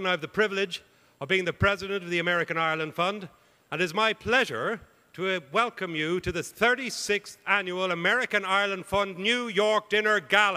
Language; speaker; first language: English; native; English